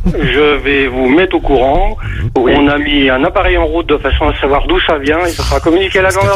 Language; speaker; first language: French; native; French